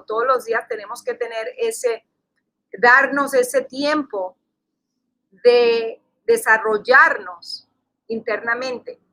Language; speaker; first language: Spanish; early bilingual, heritage; Spanish